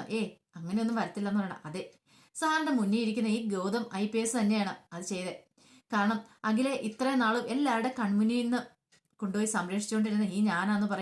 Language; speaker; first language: Malayalam; native; Malayalam